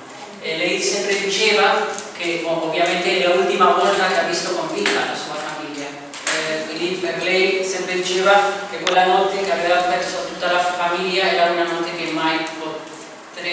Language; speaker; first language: Italian; non-native, fluent; Spanish